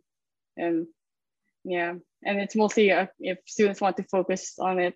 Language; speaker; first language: English; non-native, local second language; Filipino